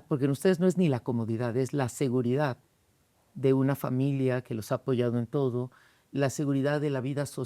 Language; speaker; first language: Spanish; native; Spanish